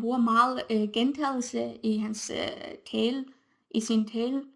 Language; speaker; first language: Danish; non-native, fluent; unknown